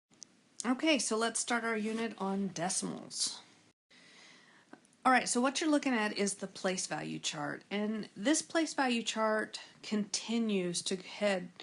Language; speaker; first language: English; native; English